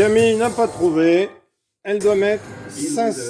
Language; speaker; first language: French; native; French